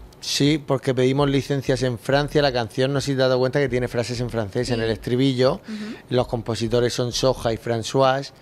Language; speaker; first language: Spanish; native; Spanish